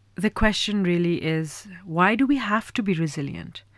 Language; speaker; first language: English; non-native, local second language; Urdu